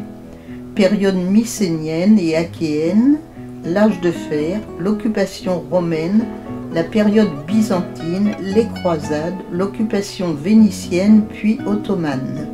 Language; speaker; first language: French; native; French